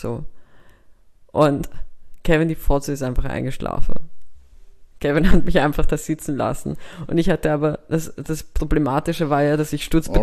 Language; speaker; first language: German; native; German